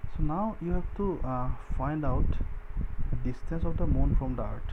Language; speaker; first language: English; non-native, local second language; Assamese